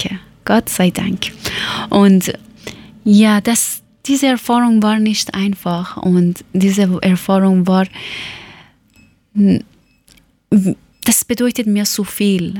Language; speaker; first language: German; non-native, learner; Persian